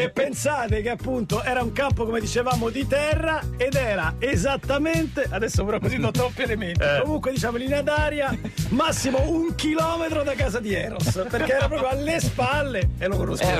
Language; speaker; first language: Italian; native; Italian